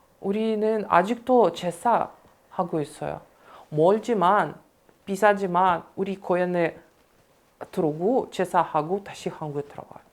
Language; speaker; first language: Korean; early bilingual, other home language; Russian